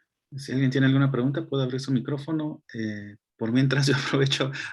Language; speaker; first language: Spanish; native; Spanish